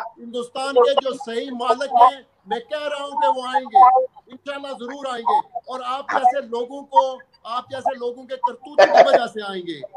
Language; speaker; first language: Urdu; non-native, local second language; Punjabi